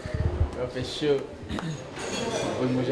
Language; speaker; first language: French; non-native, learner; Portuguese